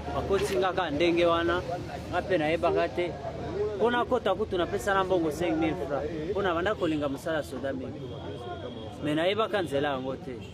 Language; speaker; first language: Lingala; non-native, fluent; Kinyarwanda